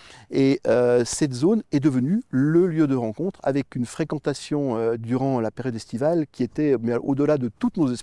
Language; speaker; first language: French; native; French